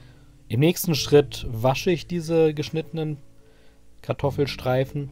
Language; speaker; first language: German; native; German